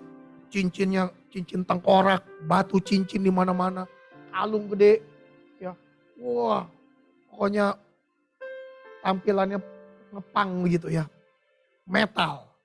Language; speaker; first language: Indonesian; native; Indonesian